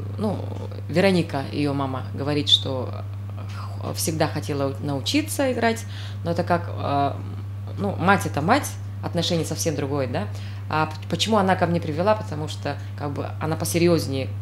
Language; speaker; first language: Russian; non-native, local second language; Yakut